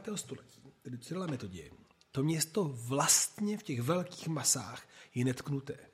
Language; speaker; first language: Czech; non-native, fluent; Italian